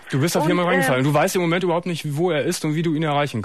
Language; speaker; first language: German; native; German